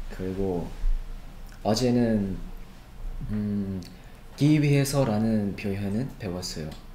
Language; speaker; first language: Korean; non-native, learner; Thai